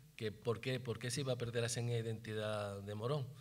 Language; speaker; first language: Spanish; native; Spanish